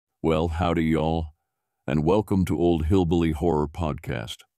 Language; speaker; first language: English; native; English